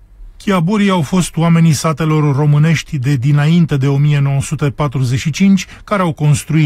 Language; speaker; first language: Romanian; native; Romanian